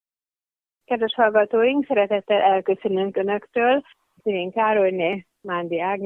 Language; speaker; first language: Hungarian; native; Hungarian